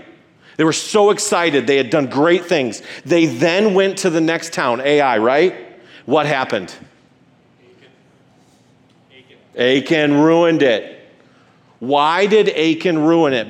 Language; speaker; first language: English; native; English